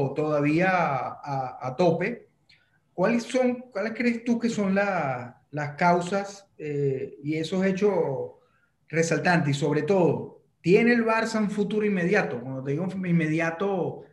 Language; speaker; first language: Spanish; native; Spanish